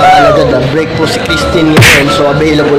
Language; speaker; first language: Filipino; native; Filipino